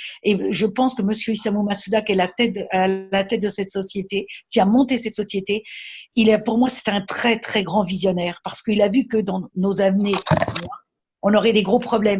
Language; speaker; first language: French; native; French